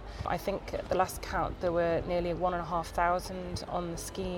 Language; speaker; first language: English; native; English